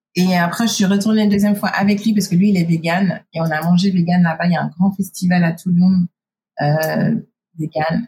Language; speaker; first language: French; native; French